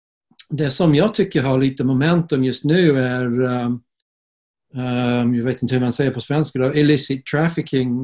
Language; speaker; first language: Swedish; non-native, fluent; English